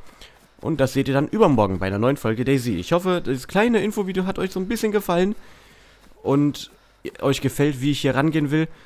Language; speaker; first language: German; native; German